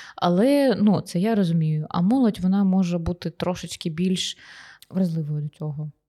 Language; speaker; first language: Ukrainian; native; Ukrainian